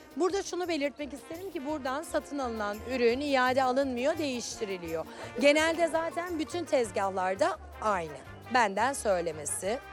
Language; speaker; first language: Turkish; native; Turkish